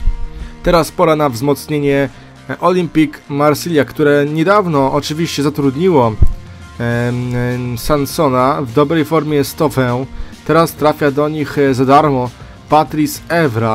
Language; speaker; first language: Polish; native; Polish